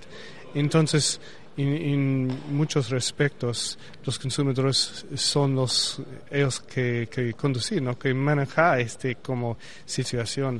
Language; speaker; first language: Spanish; non-native, learner; English